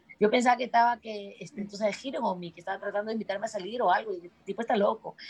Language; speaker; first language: Spanish; native; Spanish